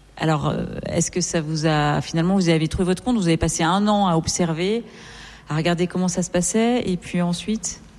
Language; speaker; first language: French; native; French